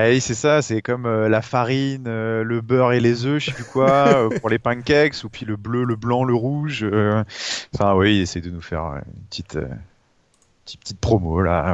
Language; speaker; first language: French; native; French